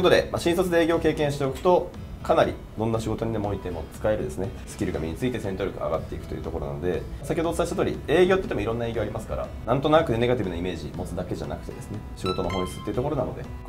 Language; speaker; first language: Japanese; native; Japanese